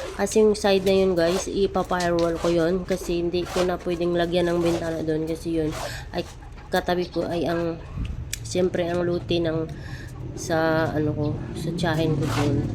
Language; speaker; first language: Filipino; non-native, local second language; Cebuano